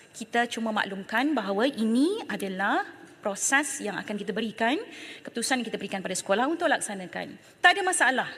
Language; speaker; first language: Malay; native; Malay